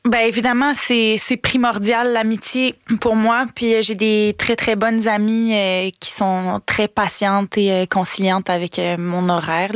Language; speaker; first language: French; native; French